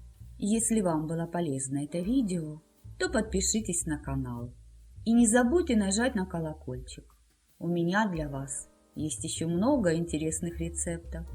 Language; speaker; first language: Russian; native; Russian